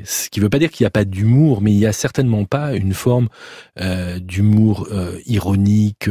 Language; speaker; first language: French; native; French